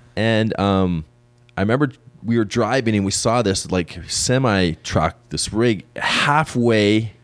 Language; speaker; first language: English; native; English